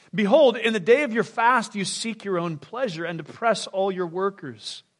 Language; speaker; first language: English; native; English